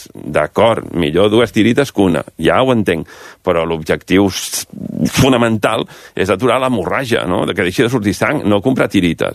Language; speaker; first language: Catalan; native; Catalan